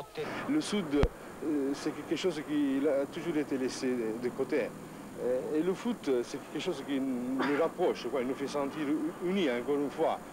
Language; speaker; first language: French; non-native, fluent; Italian